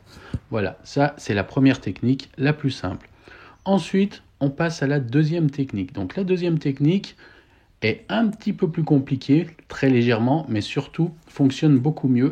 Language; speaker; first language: French; native; French